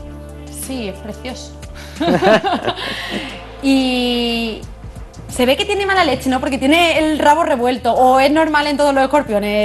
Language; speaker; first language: Spanish; native; Spanish